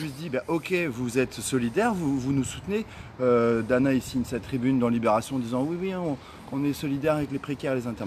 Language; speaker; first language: French; native; French